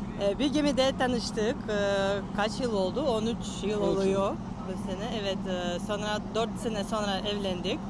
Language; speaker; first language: Turkish; non-native, learner; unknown